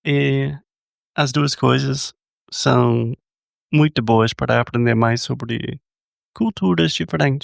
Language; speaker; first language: Portuguese; non-native, fluent; English